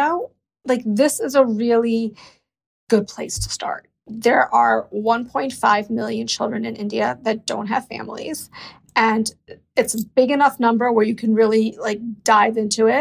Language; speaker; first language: English; native; English